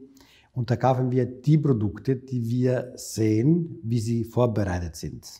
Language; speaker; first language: German; non-native, fluent; Italian